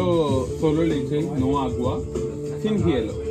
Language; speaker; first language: Spanish; non-native, learner; Telugu